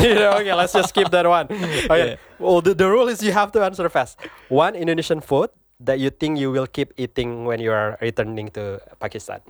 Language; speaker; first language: English; non-native, fluent; Indonesian